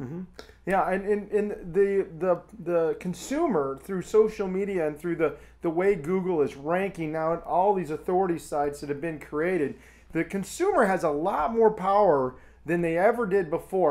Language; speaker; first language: English; native; English